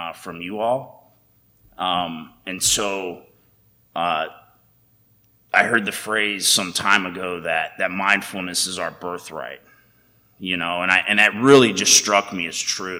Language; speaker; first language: English; native; English